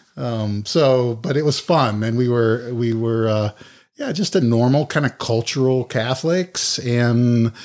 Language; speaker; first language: English; native; English